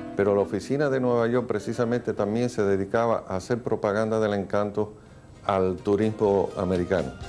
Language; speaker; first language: Spanish; native; Spanish